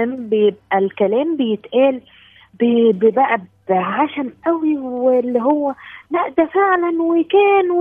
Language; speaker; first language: Arabic; native; Arabic